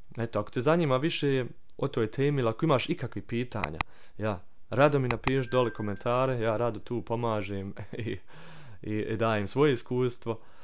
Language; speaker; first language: Serbian; early bilingual, heritage; Croatian